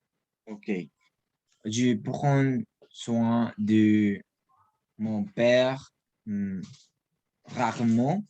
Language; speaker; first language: French; non-native, learner; Spanish